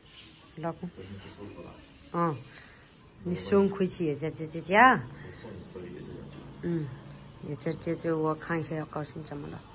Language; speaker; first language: Chinese; non-native, learner; Nepali